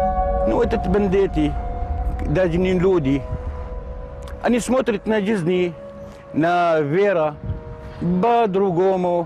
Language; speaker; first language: Russian; non-native, learner; Arabic